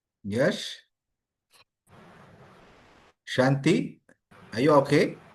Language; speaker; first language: English; non-native, learner; Indonesian